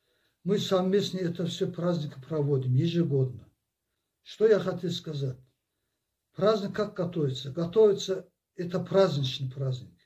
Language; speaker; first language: Russian; non-native, local second language; Azerbaijani